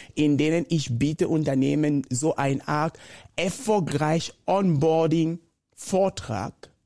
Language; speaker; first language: German; non-native, fluent; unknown